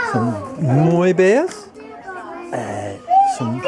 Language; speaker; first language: Spanish; non-native, learner; English